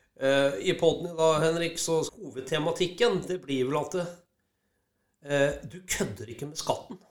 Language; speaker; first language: Norwegian; native; Norwegian